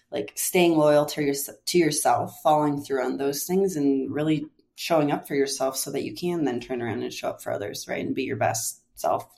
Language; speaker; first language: English; native; English